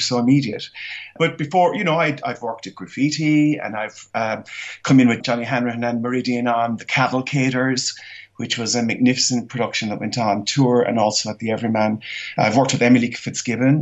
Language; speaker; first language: English; native; English